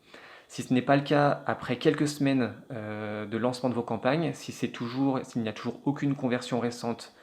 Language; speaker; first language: French; native; French